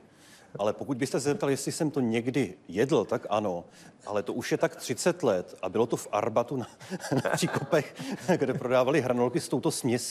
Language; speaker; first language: Czech; native; Czech